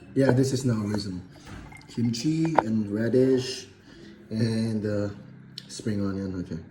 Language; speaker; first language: English; non-native, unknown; Korean